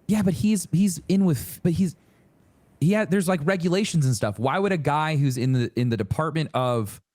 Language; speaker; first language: English; native; English